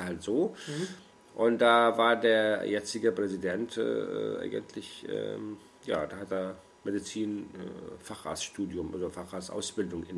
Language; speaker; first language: German; non-native, fluent; Arabic